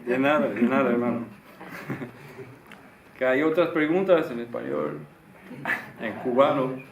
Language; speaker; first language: Spanish; non-native, fluent; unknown